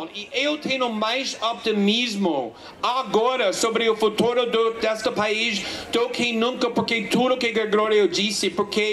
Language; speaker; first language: Portuguese; non-native, fluent; English